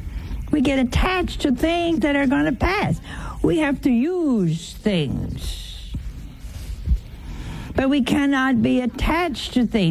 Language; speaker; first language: English; native; English